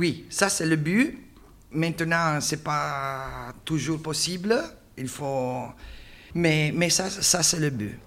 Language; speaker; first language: French; non-native, learner; Italian